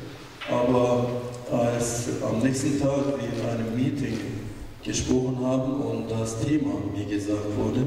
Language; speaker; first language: German; non-native, fluent; Turkish